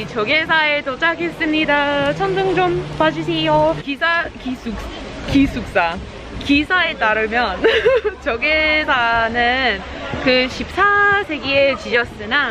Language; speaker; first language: Korean; non-native, learner; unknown